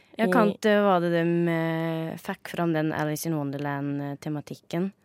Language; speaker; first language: Norwegian; native; Norwegian